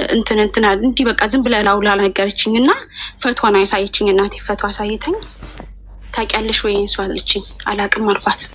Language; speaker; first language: Amharic; native; Amharic